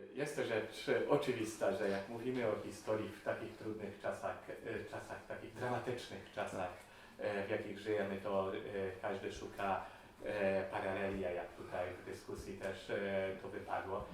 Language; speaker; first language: Polish; non-native, fluent; Hungarian